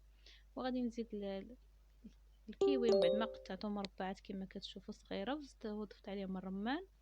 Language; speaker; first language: Arabic; native; Arabic